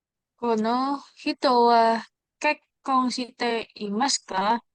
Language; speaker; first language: Japanese; non-native, learner; Indonesian